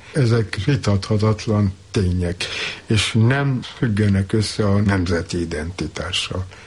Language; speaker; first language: Hungarian; native; Hungarian